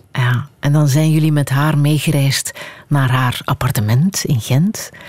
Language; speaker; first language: Dutch; native; Dutch